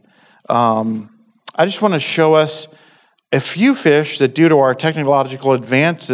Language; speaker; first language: English; native; English